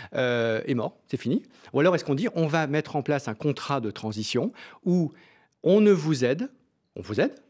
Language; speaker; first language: French; native; French